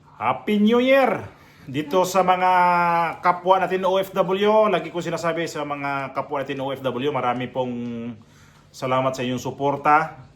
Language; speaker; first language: Filipino; non-native, local second language; Cebuano